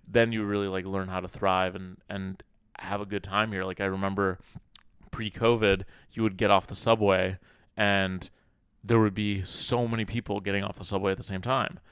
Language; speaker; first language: English; early bilingual, other home language; Arabic